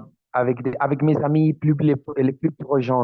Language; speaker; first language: French; non-native, learner; Spanish